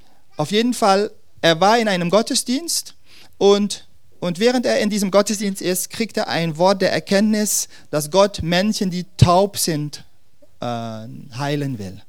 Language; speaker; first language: German; non-native, fluent; Dutch